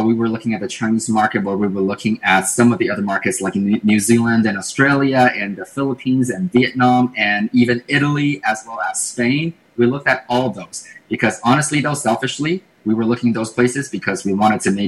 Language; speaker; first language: English; non-native, fluent; Chinese